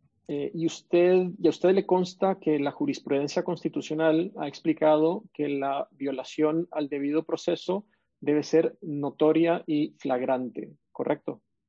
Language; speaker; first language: Spanish; native; Spanish